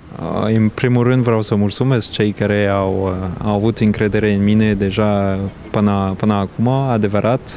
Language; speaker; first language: Romanian; non-native, fluent; French